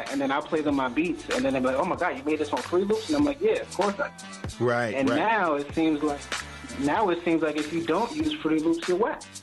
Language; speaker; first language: English; native; English